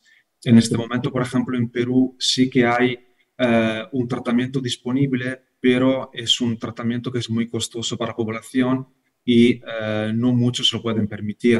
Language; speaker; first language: Spanish; non-native, fluent; Italian